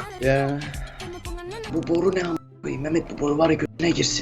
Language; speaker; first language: Turkish; native; Turkish